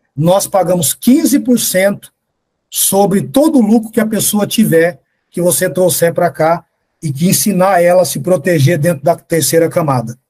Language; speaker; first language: Portuguese; native; Portuguese